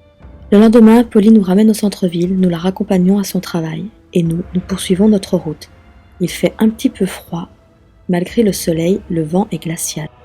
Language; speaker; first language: French; native; French